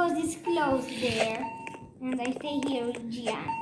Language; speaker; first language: English; non-native, learner; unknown